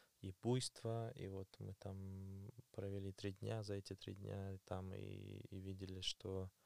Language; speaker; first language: Russian; native; Russian